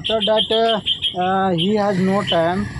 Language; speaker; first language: English; non-native, learner; Hindi